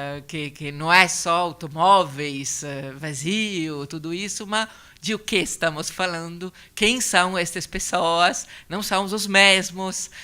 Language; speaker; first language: Portuguese; non-native, learner; Italian